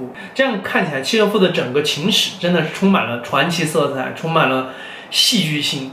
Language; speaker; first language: Chinese; native; Chinese